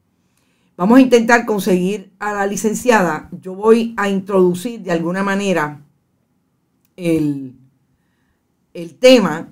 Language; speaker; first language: Spanish; native; Spanish